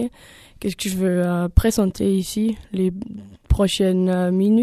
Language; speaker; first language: French; non-native, learner; German